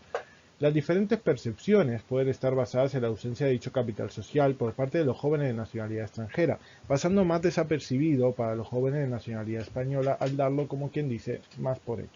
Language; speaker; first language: Spanish; native; Spanish